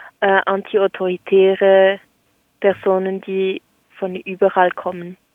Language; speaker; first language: German; non-native, local second language; French